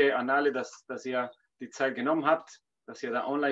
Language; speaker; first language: German; non-native, fluent; Spanish